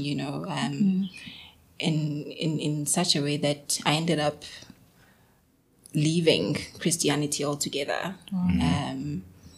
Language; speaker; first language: English; non-native, local second language; Zulu